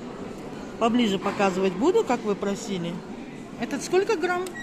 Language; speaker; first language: Russian; non-native, local second language; Kazakh